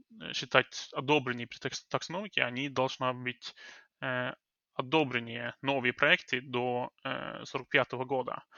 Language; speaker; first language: Russian; non-native, fluent; Norwegian